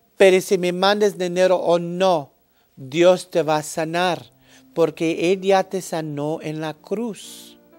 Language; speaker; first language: Spanish; early bilingual, heritage; English